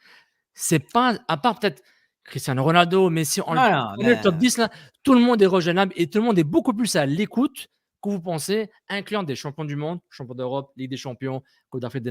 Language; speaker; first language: French; native; French